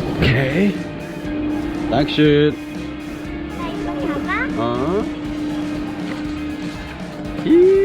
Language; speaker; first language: German; non-native, learner; Korean